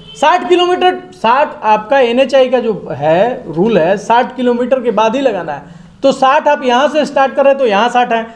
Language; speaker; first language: Hindi; native; Hindi